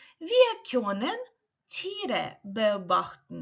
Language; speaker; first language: German; non-native, learner; Ukrainian